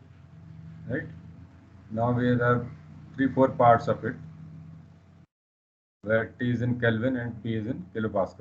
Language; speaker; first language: English; non-native, local second language; Hindi